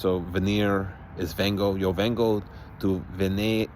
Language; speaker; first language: Spanish; non-native, learner; English